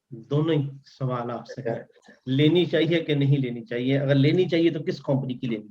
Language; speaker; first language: Urdu; native; Urdu